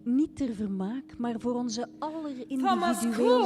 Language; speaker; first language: Dutch; native; Dutch